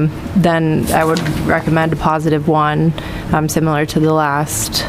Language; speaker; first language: English; native; English